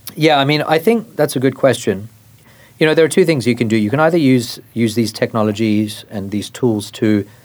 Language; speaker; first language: English; native; English